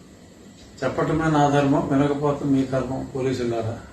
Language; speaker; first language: Telugu; native; Telugu